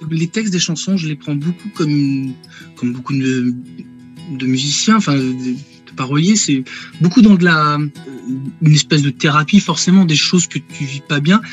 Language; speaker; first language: French; native; French